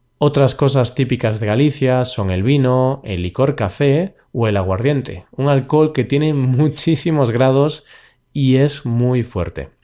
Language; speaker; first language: Spanish; native; Spanish